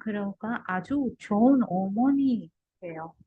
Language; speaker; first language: Korean; non-native, learner; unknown